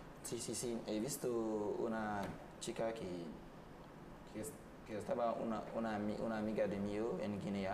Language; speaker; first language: Spanish; non-native, learner; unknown